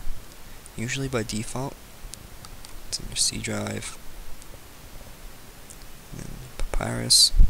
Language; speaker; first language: English; native; English